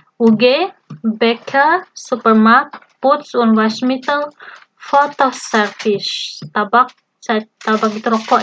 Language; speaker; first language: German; non-native, fluent; Indonesian